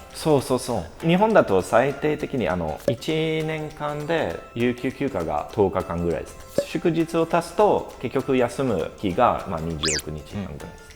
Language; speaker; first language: Japanese; non-native, fluent; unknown